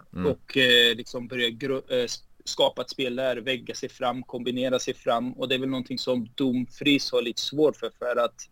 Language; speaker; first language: Swedish; early bilingual, heritage; Spanish